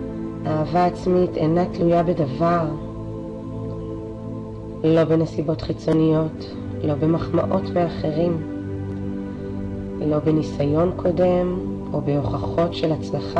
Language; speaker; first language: Hebrew; native; Hebrew